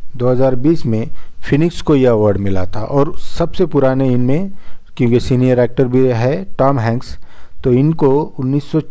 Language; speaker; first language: Hindi; non-native, local second language; Marathi